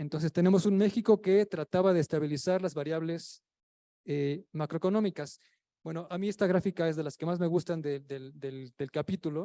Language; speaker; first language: Spanish; native; Spanish